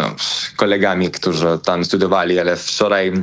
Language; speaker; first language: Polish; non-native, learner; Spanish